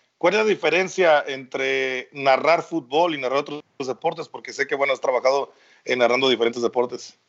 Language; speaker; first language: Spanish; native; Spanish